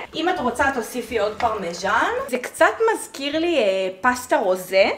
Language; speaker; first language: Hebrew; native; Hebrew